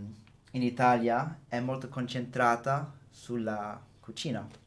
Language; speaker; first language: Italian; non-native, fluent; English